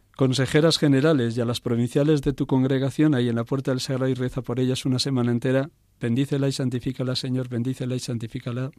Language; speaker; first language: Spanish; native; Spanish